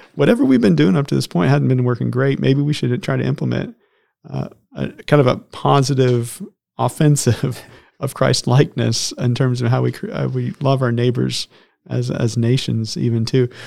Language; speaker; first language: English; native; English